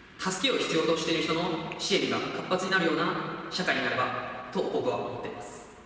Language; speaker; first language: Japanese; native; Japanese